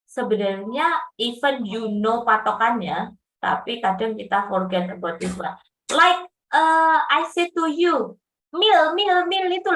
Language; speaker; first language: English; non-native, fluent; Indonesian